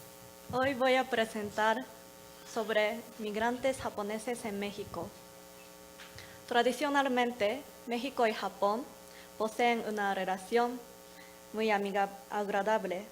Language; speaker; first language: Spanish; non-native, learner; Japanese